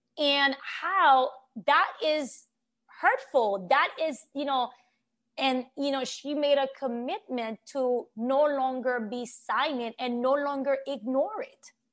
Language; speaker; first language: English; non-native, fluent; Haitian Creole